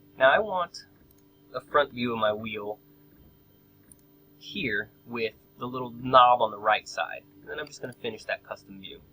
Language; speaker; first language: English; native; English